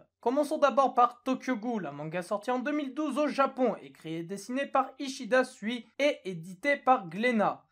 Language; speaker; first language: French; native; French